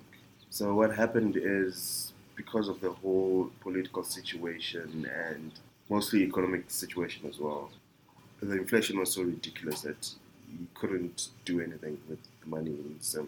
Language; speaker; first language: English; non-native, local second language; Shona